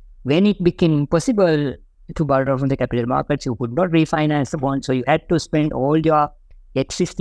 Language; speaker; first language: English; non-native, local second language; Sinhala